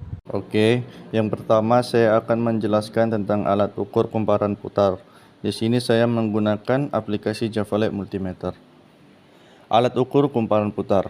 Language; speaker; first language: Indonesian; native; Indonesian